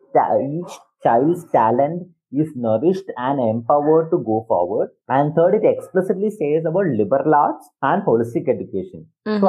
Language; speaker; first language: English; non-native, local second language; Malayalam